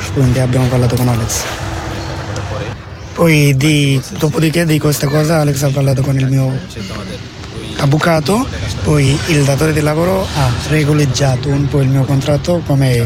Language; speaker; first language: Italian; non-native, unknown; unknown